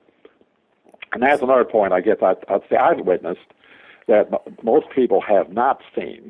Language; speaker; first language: English; native; English